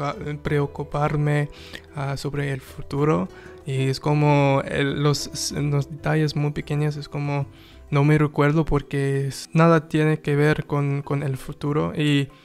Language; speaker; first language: Spanish; non-native, learner; English